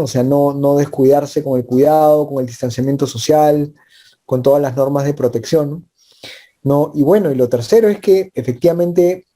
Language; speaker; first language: Spanish; native; Spanish